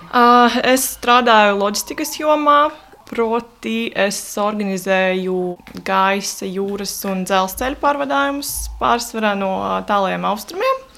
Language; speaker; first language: Latvian; non-native, local second language; Russian